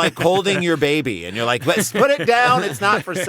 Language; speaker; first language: English; native; English